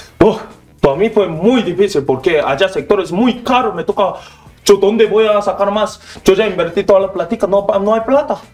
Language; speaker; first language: Spanish; non-native, learner; Korean